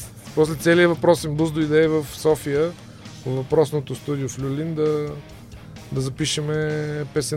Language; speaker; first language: Bulgarian; native; Bulgarian